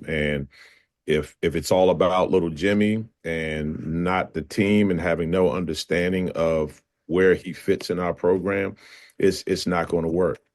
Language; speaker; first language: English; native; English